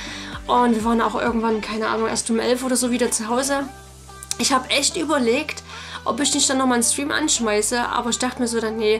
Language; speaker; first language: German; native; German